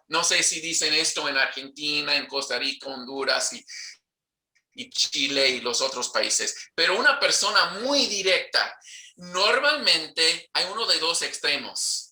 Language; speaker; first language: Spanish; non-native, fluent; English